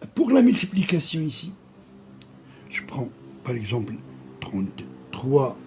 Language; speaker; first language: French; non-native, local second language; Arabic